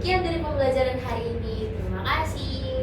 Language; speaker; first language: Indonesian; native; Indonesian